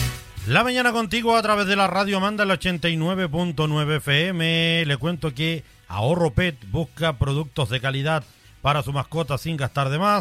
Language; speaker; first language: Spanish; native; Spanish